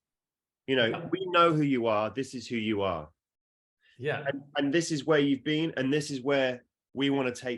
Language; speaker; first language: English; non-native, fluent; Dutch